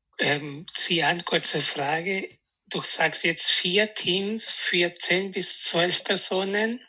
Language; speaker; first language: German; non-native, fluent; Spanish